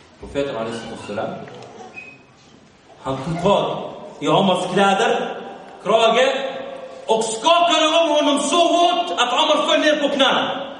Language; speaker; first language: Swedish; early bilingual, other home language; Arabic